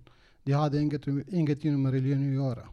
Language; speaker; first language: Swedish; non-native, local second language; Kurdish